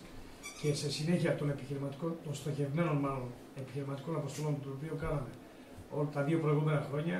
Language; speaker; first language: Greek; native; Greek